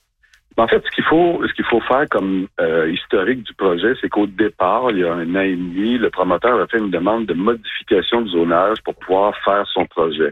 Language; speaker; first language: French; native; French